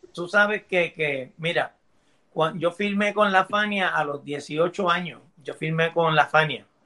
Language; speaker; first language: Spanish; early bilingual, heritage; Spanish